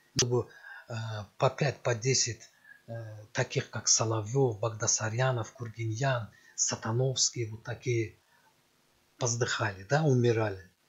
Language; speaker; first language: Russian; non-native, local second language; Azerbaijani